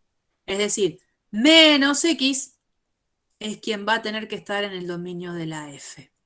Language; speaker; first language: Spanish; native; Spanish